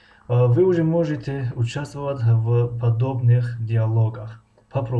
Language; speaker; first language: Russian; non-native, fluent; Tajik